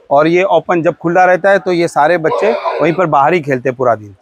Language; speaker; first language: Hindi; non-native, local second language; Gujarati